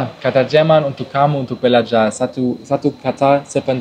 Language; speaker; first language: Indonesian; non-native, learner; German